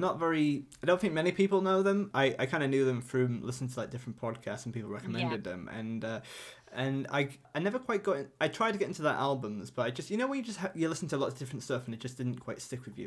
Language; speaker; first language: English; native; English